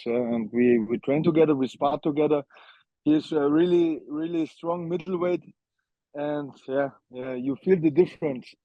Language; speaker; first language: English; non-native, learner; German